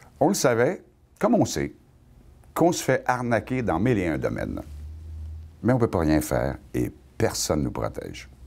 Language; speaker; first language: French; native; French